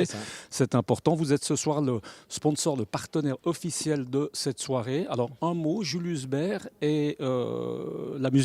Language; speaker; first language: French; native; French